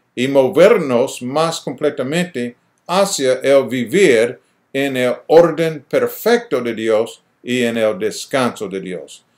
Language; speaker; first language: Spanish; non-native, fluent; English